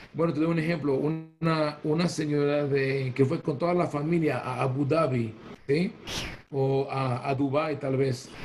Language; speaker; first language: Spanish; non-native, fluent; Hebrew